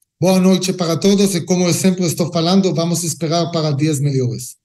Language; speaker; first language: Portuguese; non-native, learner; Hebrew